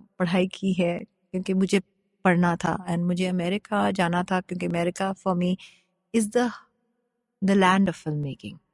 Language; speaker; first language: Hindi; non-native, local second language; Bangla